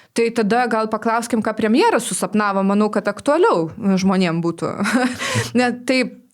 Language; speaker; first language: Lithuanian; non-native, local second language; Polish